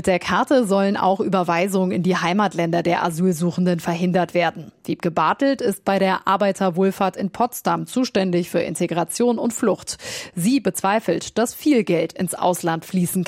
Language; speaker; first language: German; native; German